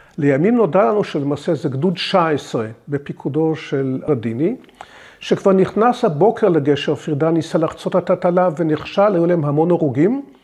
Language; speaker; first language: Hebrew; early bilingual, other home language; English